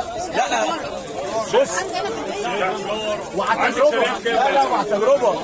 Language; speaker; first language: Arabic; native; Arabic